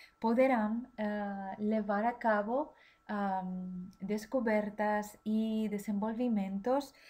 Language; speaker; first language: Portuguese; non-native, learner; Spanish